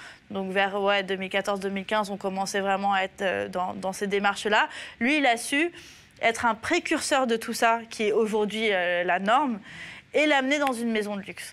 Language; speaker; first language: French; native; French